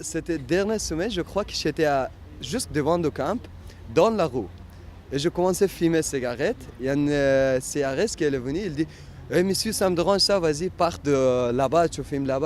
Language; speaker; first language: French; non-native, learner; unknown